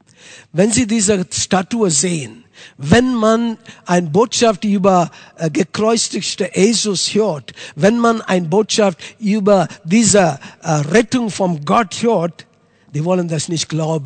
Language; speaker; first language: German; non-native, fluent; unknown